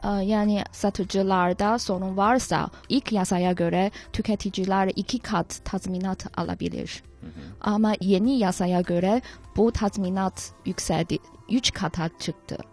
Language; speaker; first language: Turkish; non-native, fluent; Chinese